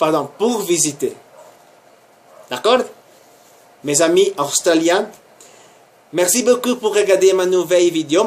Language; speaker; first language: French; non-native, learner; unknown